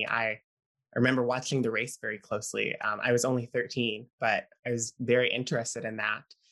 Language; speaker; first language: English; native; English